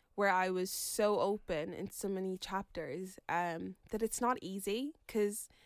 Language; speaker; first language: English; native; English